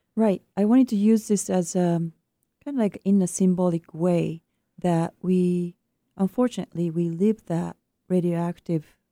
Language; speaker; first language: English; non-native, fluent; Japanese